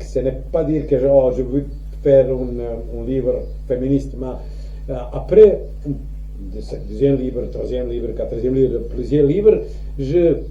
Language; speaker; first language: French; non-native, learner; Croatian